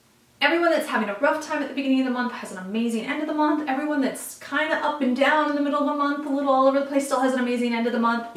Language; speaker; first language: English; native; English